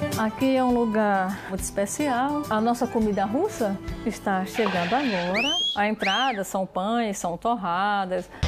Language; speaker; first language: Portuguese; native; Portuguese